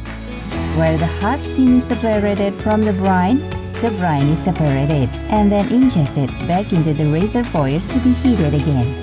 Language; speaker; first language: English; non-native, fluent; Indonesian